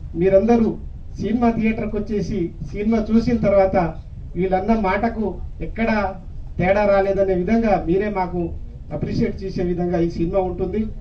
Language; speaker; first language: Telugu; non-native, local second language; Lambadi